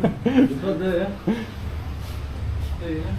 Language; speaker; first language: English; non-native, learner; Greek